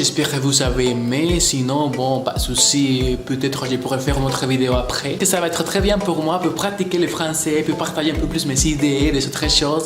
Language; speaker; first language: French; non-native, fluent; Spanish